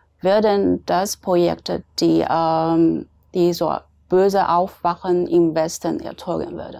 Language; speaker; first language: German; non-native, fluent; Chinese